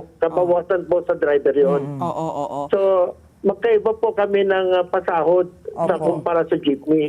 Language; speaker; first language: Filipino; native; Filipino